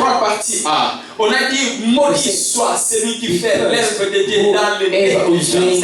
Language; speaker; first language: French; non-native, local second language; Lingala